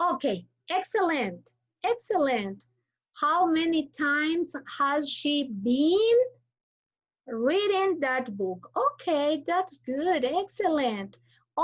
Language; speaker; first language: English; non-native, fluent; Spanish